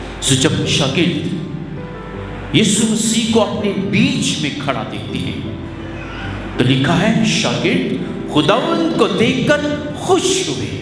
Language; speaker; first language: Urdu; non-native, local second language; Punjabi